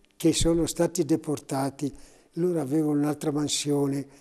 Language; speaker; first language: Italian; native; Italian